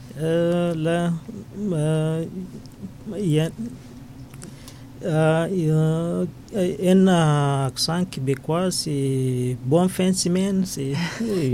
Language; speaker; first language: French; non-native, learner; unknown